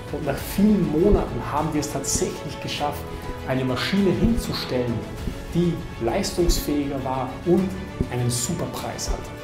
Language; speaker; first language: German; native; German